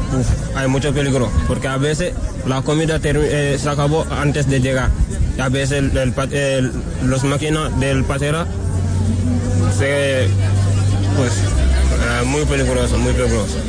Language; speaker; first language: Spanish; non-native, learner; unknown